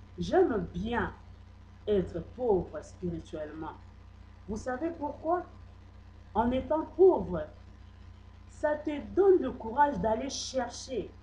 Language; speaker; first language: French; non-native, local second language; Lingala